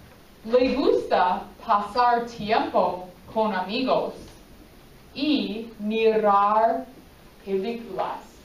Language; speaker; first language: Spanish; non-native, fluent; English